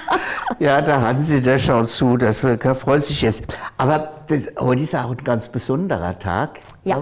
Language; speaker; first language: German; native; German